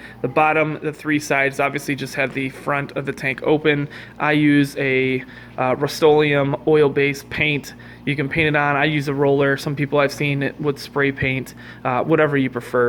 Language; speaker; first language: English; native; English